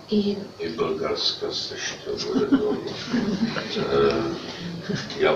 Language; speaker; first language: Bulgarian; non-native, learner; Czech